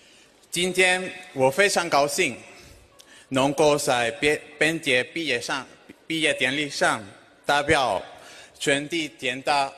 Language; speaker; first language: Chinese; non-native, fluent; Spanish